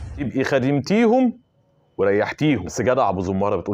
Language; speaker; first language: Arabic; native; Arabic